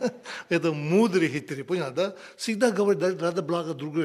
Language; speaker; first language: Russian; non-native, learner; Tibetan